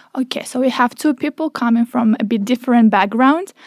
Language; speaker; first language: English; non-native, fluent; Ukrainian